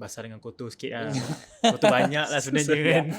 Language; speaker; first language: Malay; native; Malay